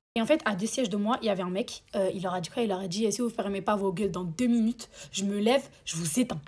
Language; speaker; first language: French; native; French